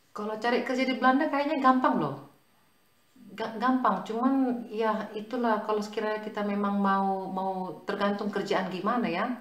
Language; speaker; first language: Indonesian; native; Indonesian